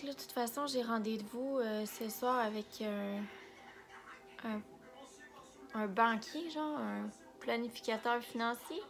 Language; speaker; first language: French; native; French